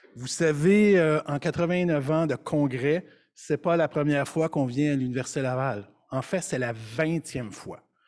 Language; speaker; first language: French; native; French